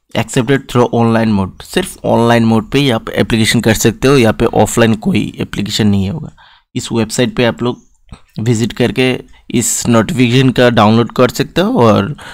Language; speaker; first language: Hindi; non-native, local second language; Bangla